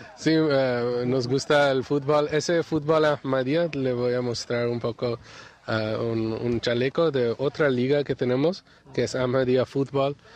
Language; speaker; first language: Spanish; non-native, fluent; English